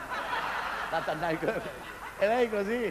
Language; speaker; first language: Italian; native; Italian